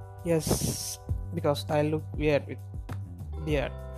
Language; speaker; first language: English; non-native, local second language; Tamil